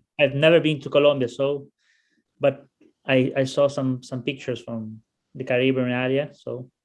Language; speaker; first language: English; non-native, learner; Portuguese